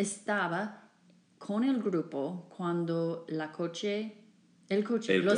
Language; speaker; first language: Spanish; non-native, fluent; English